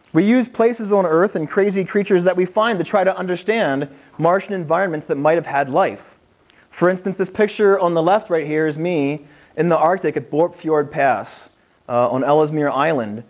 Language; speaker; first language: English; native; English